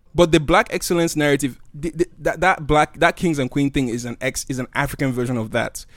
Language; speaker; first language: English; non-native, local second language; Igbo